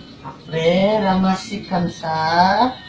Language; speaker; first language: French; non-native, learner; Indonesian